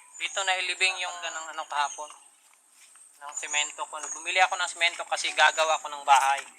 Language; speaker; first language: Filipino; non-native, local second language; Cebuano